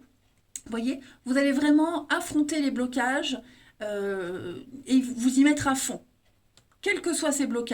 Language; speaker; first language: French; native; French